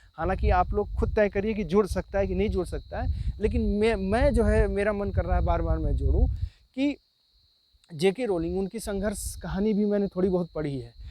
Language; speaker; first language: Hindi; native; Hindi